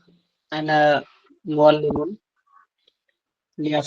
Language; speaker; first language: Arabic; non-native, learner; Bangla